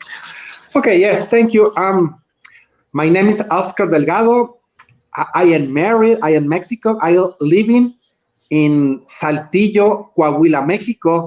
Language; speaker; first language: English; non-native, learner; Spanish